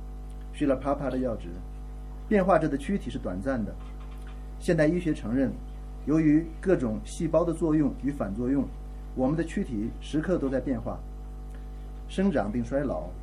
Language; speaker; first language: Chinese; native; Chinese